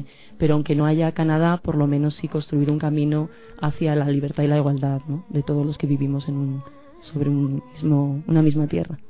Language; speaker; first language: Spanish; native; Spanish